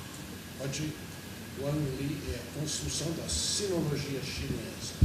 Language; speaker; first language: Portuguese; non-native, fluent; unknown